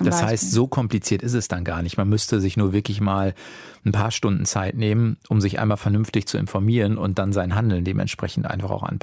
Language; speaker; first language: German; native; German